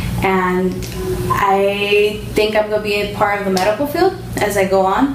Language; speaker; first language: English; early bilingual, other home language; Spanish